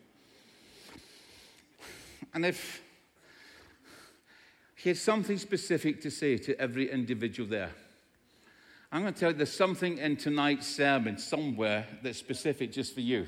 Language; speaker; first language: English; native; English